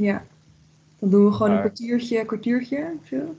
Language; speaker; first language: Dutch; native; Dutch